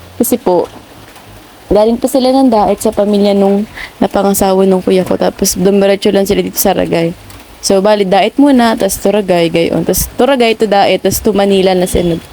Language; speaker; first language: Filipino; non-native, local second language; Bikol